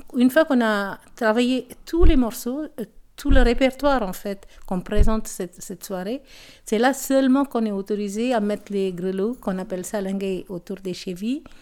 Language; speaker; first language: French; non-native, local second language; Tamil